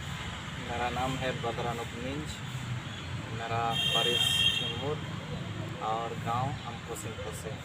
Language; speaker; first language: Hindi; non-native, local second language; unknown